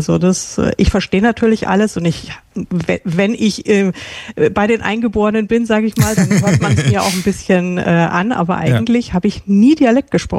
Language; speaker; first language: German; native; German